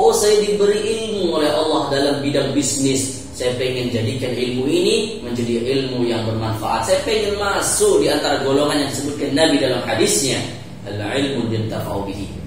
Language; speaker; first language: Indonesian; native; Indonesian